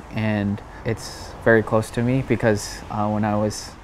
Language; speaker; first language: English; native; English